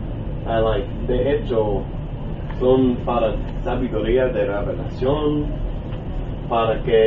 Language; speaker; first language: Spanish; non-native, learner; English